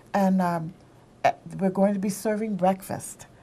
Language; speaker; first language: English; native; English